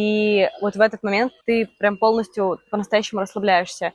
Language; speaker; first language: Russian; native; Russian